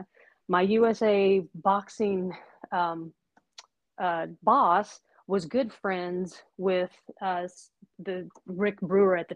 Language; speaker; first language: English; native; English